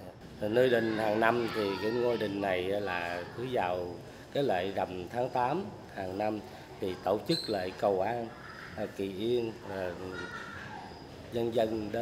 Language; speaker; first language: Vietnamese; native; Vietnamese